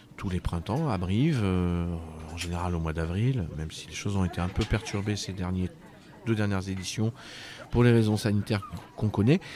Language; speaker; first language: French; native; French